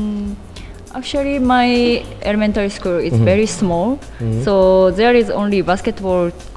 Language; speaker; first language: English; non-native, learner; Japanese